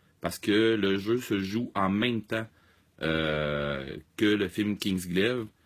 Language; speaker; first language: French; native; French